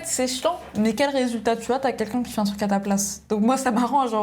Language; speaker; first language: French; native; French